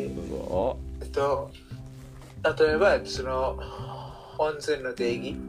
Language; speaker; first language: Japanese; non-native, learner; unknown